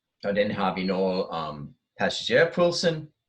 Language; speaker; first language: Danish; non-native, fluent; English